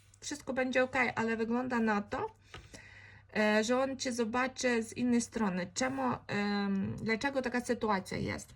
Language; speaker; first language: Polish; non-native, fluent; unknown